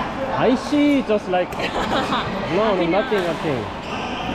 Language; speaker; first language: English; non-native, learner; Korean